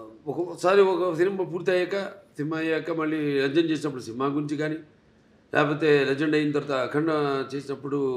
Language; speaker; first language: Telugu; native; Telugu